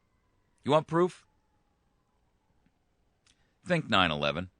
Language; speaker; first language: English; native; English